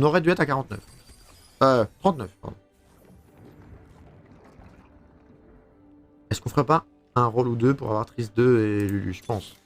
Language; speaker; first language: French; native; French